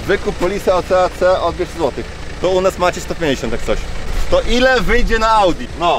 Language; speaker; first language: Polish; native; Polish